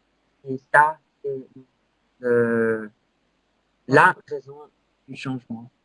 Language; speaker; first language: French; non-native, learner; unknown